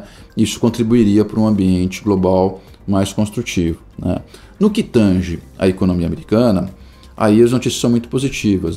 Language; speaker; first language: Portuguese; native; Portuguese